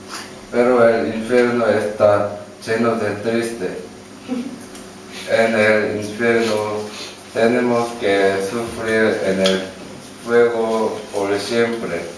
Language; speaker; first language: Spanish; non-native, learner; Korean